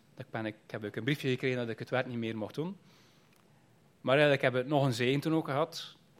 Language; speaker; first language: Dutch; native; Dutch